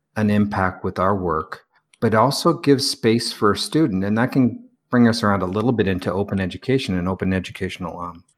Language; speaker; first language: English; native; English